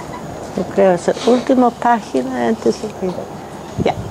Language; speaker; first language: Spanish; non-native, fluent; English